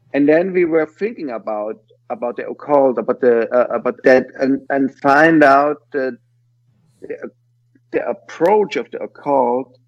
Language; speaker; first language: English; non-native, fluent; German